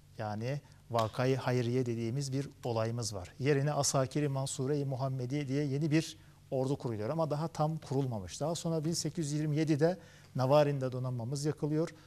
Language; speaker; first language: Turkish; early bilingual, heritage; Turkish